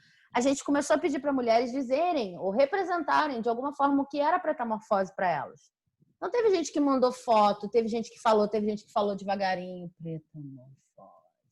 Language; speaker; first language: Portuguese; native; Portuguese